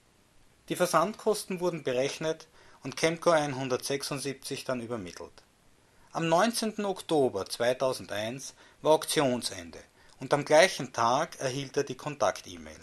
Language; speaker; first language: German; native; German